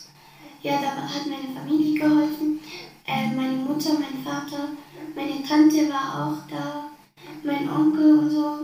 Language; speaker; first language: German; early bilingual, other home language; Arabic